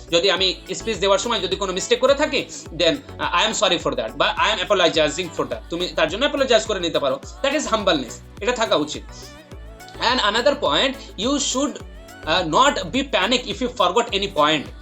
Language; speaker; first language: English; non-native, local second language; Bangla